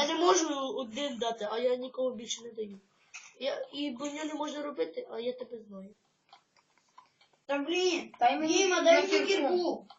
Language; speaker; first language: Ukrainian; native; Ukrainian